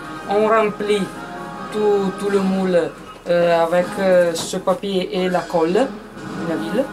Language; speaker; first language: French; non-native, fluent; Italian